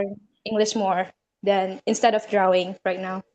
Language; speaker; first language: English; non-native, learner; Indonesian